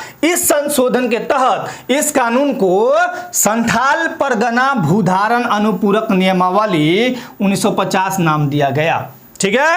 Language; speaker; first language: Hindi; native; Hindi